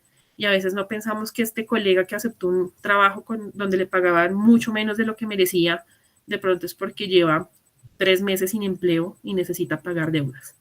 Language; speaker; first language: Spanish; native; Spanish